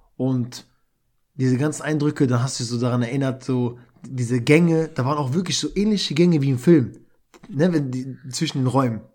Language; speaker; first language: German; early bilingual, other home language; Albanian